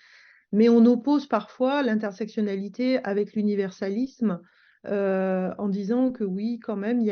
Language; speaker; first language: French; native; French